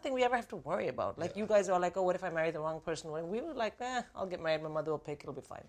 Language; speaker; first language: English; non-native, local second language; Hindi